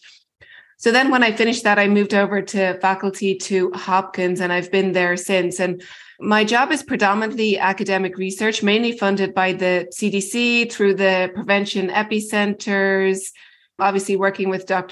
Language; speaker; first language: English; native; English